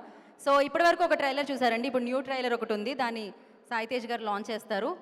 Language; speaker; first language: Telugu; native; Telugu